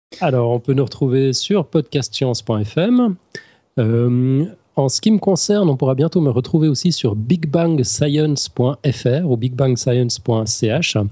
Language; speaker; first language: French; native; French